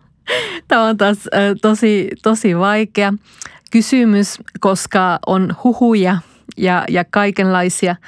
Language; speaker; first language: Finnish; non-native, fluent; Spanish